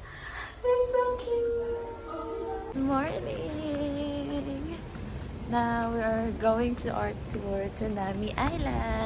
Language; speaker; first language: English; non-native, local second language; Filipino